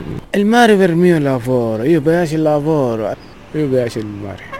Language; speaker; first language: Italian; non-native, learner; Arabic